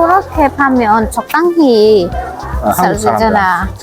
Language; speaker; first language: Korean; non-native, learner; Vietnamese